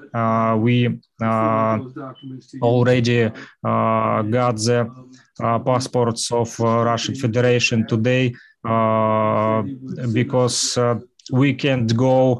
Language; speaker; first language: English; non-native, learner; Russian